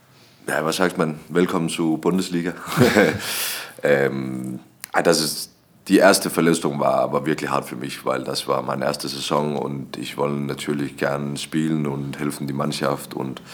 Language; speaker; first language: German; non-native, learner; Danish